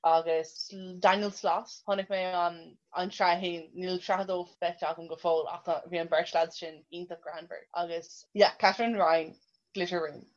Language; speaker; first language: Irish; non-native, local second language; English